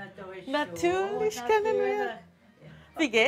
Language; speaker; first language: German; non-native, fluent; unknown